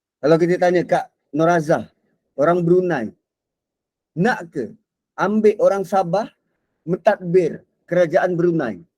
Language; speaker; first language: Malay; native; Malay